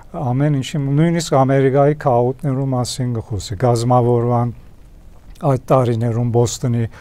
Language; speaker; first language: Armenian; early bilingual, heritage; Armenian